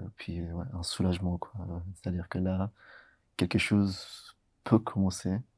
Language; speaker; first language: French; early bilingual, other home language; Tigrinya